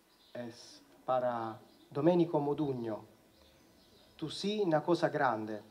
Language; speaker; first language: Spanish; non-native, learner; Italian